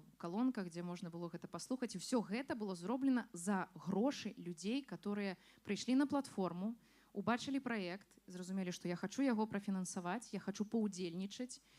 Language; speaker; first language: Belarusian; non-native, local second language; Russian